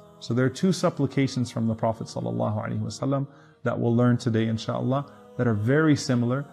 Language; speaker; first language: English; native; English